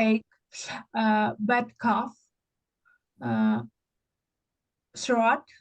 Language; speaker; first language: English; non-native, learner; Ukrainian